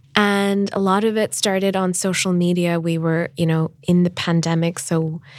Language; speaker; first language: English; non-native, local second language; Urdu